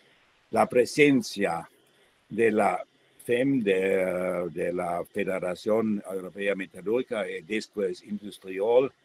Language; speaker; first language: Spanish; non-native, fluent; German